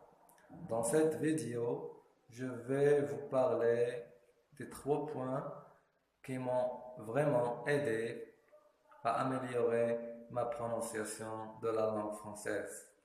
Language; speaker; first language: French; non-native, fluent; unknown